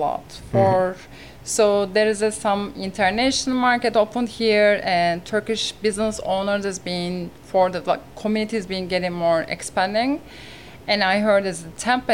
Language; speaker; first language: English; non-native, learner; Turkish